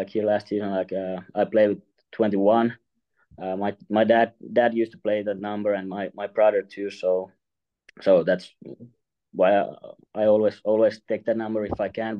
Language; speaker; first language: English; non-native, fluent; Finnish